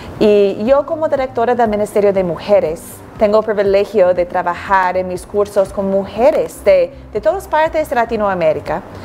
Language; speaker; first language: Spanish; non-native, fluent; English